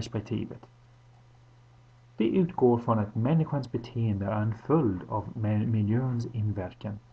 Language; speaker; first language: Swedish; non-native, fluent; English